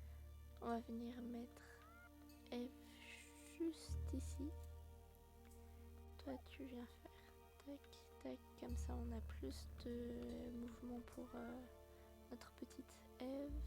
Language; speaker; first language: French; native; French